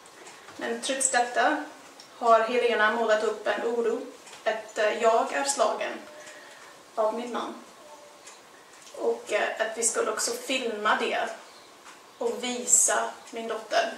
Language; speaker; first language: Swedish; non-native, fluent; English